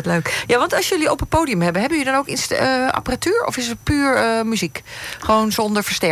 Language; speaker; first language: Dutch; native; Dutch